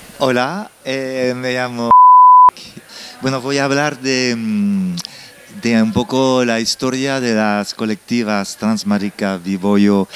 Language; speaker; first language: Spanish; non-native, fluent; French